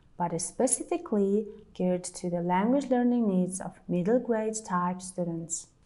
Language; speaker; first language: English; non-native, fluent; Mongolian